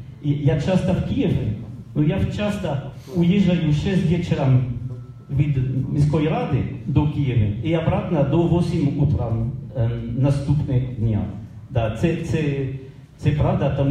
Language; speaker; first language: Ukrainian; non-native, learner; French